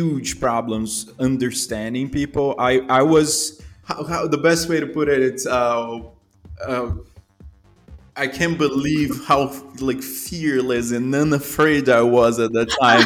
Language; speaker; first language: English; non-native, fluent; Portuguese